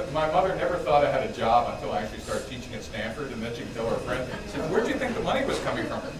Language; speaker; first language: English; native; English